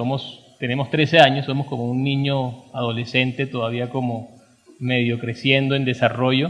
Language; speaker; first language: Spanish; native; Spanish